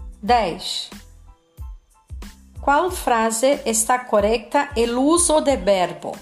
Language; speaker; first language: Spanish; non-native, fluent; Portuguese